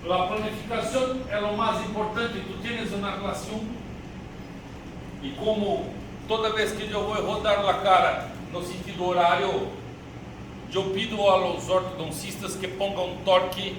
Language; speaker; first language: Spanish; non-native, learner; Portuguese